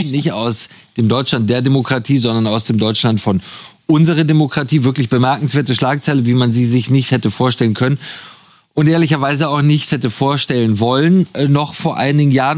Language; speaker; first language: German; native; German